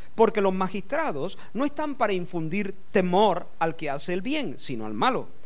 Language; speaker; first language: Spanish; native; Spanish